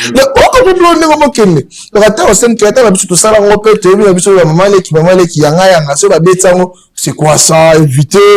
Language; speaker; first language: French; non-native, local second language; Lingala